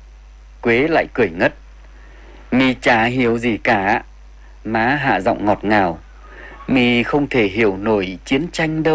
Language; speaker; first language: Vietnamese; native; Vietnamese